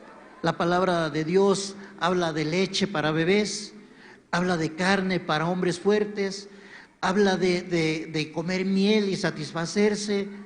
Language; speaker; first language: Spanish; native; Spanish